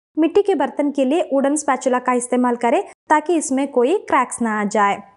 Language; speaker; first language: Hindi; non-native, local second language; Kannada